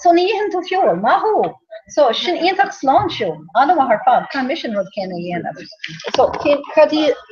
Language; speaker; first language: Irish; non-native, learner; English